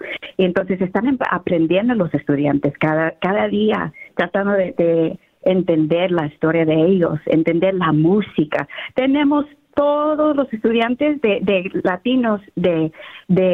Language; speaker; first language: Spanish; early bilingual, heritage; Spanish